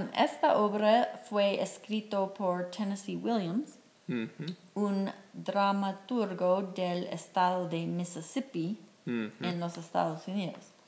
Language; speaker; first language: Spanish; non-native, fluent; English